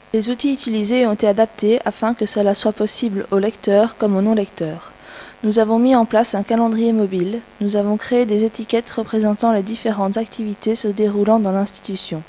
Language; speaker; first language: French; native; French